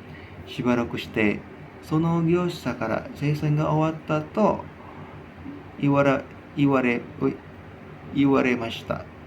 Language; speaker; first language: Japanese; non-native, learner; Indonesian